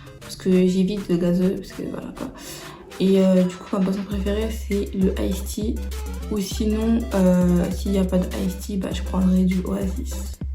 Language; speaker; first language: French; early bilingual, other home language; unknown